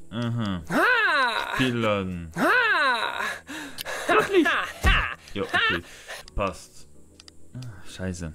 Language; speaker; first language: German; non-native, learner; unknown